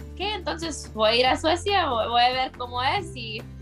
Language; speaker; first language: Spanish; early bilingual, heritage; Spanish